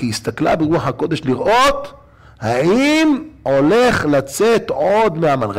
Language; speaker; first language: Hebrew; native; Hebrew